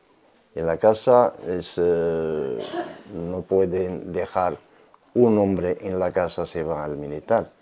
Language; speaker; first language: Spanish; non-native, learner; Arabic